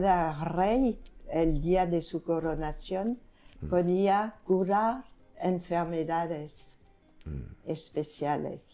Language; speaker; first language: Spanish; non-native, fluent; French